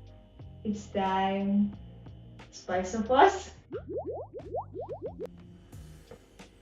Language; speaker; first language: English; non-native, learner; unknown